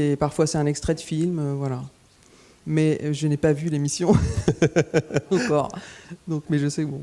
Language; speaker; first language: French; native; French